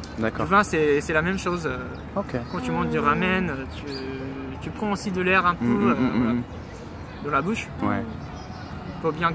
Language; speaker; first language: French; non-native, fluent; Japanese